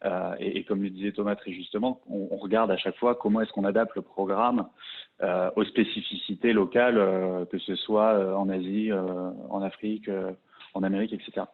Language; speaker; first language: French; native; French